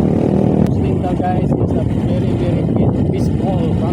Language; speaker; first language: English; non-native, learner; Cebuano